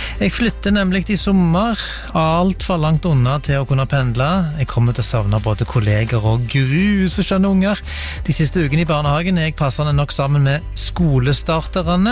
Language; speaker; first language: Norwegian; native; Norwegian